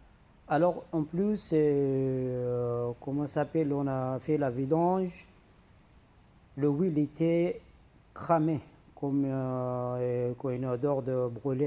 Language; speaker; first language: French; non-native, fluent; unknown